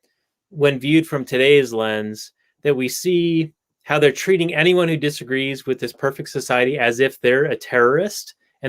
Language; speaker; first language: English; native; English